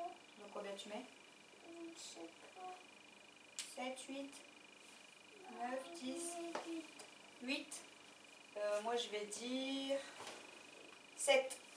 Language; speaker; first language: French; native; French